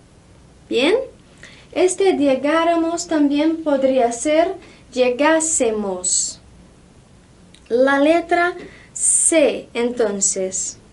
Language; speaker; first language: Spanish; non-native, fluent; Portuguese